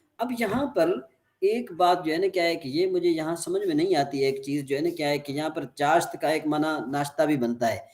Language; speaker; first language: Urdu; non-native, local second language; Sindhi